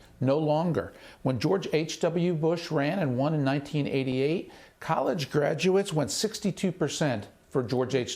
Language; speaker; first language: English; native; English